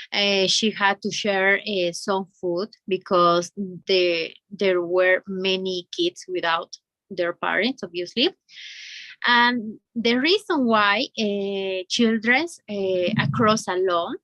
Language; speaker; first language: English; non-native, fluent; Spanish